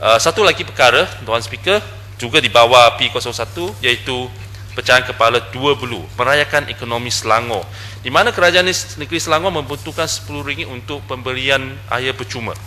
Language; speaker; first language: Malay; non-native, local second language; Chinese